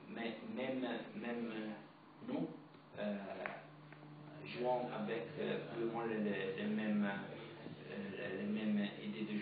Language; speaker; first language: French; non-native, fluent; Italian